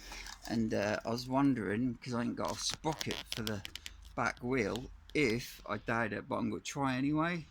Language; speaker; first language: English; native; English